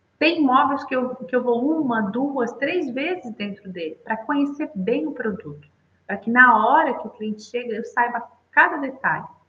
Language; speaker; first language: Portuguese; native; Portuguese